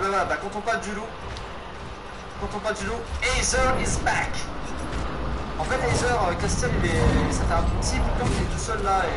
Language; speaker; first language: French; native; French